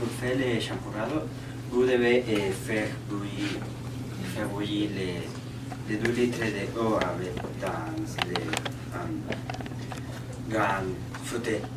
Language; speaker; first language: French; non-native, learner; Spanish